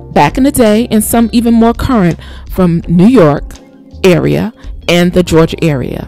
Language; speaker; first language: English; native; English